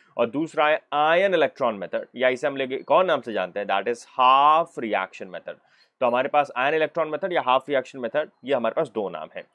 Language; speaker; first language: Hindi; native; Hindi